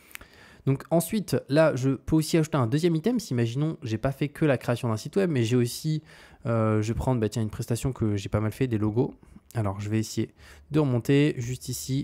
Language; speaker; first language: French; native; French